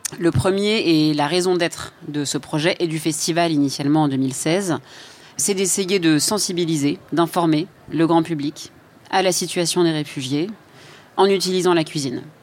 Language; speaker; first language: French; native; French